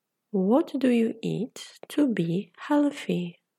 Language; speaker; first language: English; non-native, fluent; Polish